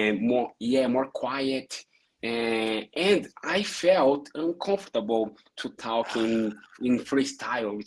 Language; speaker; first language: English; non-native, learner; Portuguese